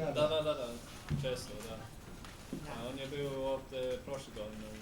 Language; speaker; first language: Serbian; non-native, learner; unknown